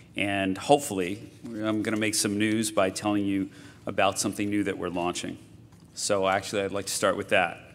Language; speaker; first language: English; native; English